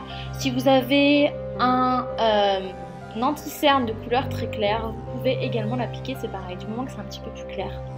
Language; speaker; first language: French; native; French